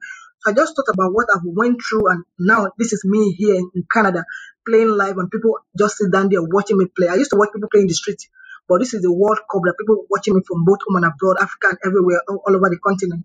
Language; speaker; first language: English; non-native, local second language; Yoruba